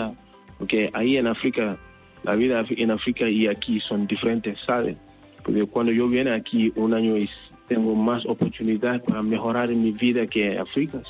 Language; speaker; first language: Spanish; non-native, learner; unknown